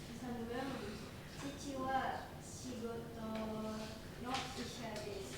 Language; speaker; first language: Japanese; non-native, learner; Indonesian